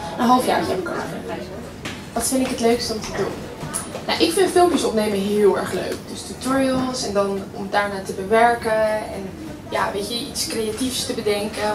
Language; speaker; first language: Dutch; early bilingual, other home language; Russian